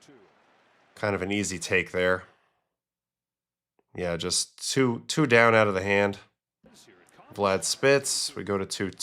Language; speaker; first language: English; native; English